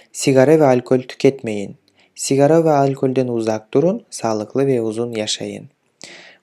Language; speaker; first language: Turkish; non-native, fluent; Kyrgyz